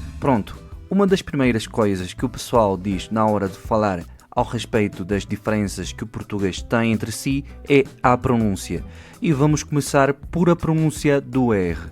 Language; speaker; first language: Portuguese; non-native, fluent; Spanish